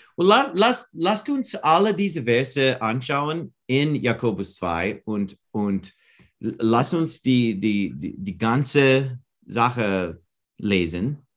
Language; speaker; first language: German; non-native, learner; English